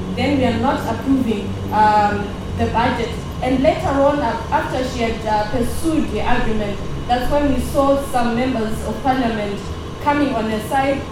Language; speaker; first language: English; non-native, local second language; Shona